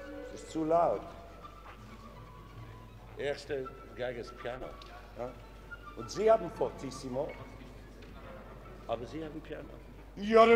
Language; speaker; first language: German; non-native, fluent; English